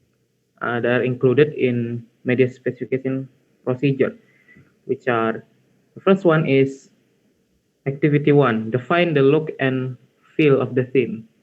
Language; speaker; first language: English; non-native, learner; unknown